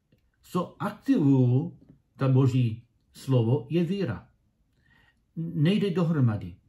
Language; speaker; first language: Czech; non-native, learner; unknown